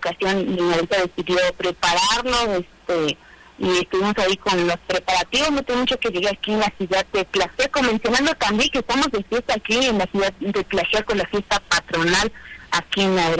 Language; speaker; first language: Spanish; native; Spanish